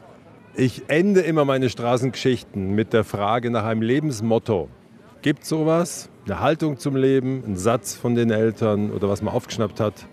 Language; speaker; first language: German; native; German